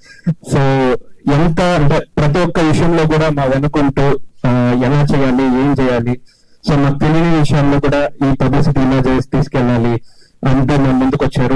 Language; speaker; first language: Telugu; native; Telugu